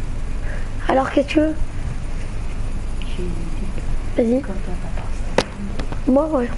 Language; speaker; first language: French; native; French